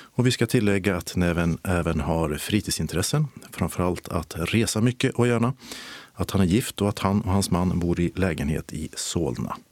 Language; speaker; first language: Swedish; native; Swedish